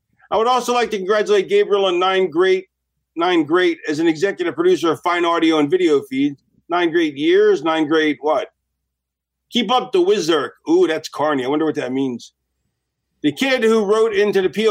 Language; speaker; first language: English; native; English